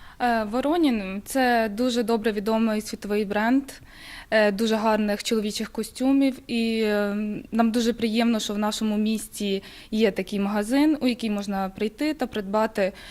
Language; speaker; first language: Ukrainian; native; Ukrainian